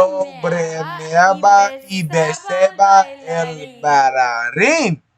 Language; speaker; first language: Spanish; non-native, learner; English